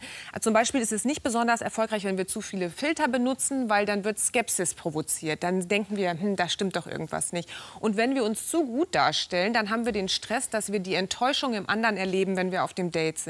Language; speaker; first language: German; native; German